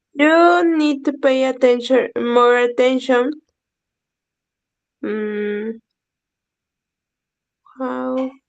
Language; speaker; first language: English; non-native, learner; Spanish